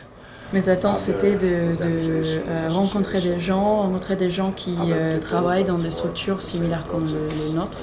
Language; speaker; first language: French; non-native, fluent; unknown